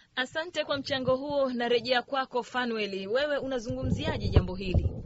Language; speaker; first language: Swahili; native; Swahili